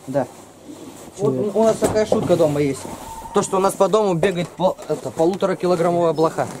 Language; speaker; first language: Russian; native; Russian